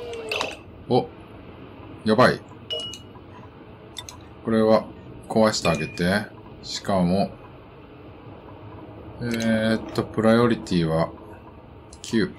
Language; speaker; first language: Japanese; native; Japanese